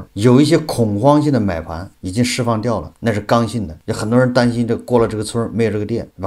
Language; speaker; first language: Chinese; native; Chinese